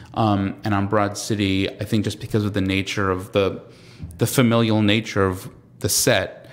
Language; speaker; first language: English; native; English